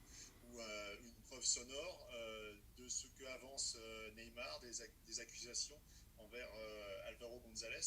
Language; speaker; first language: French; native; French